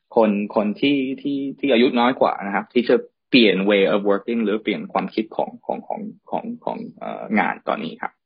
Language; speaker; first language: Thai; early bilingual, heritage; Thai